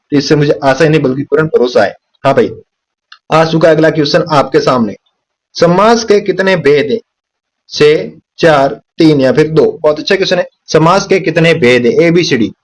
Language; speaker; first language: Hindi; native; Hindi